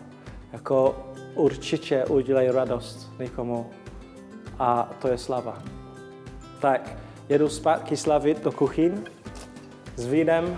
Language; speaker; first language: Czech; non-native, learner; English